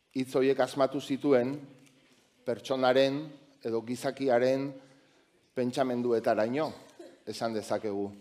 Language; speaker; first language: Basque; non-native, local second language; Spanish